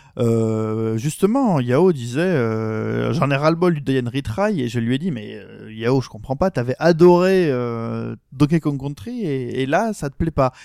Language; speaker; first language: French; native; French